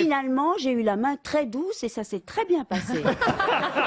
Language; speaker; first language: French; native; French